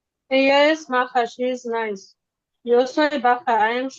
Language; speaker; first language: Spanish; non-native, learner; Bangla